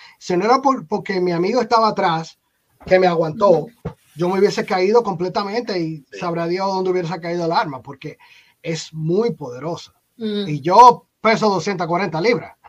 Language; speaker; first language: Spanish; native; Spanish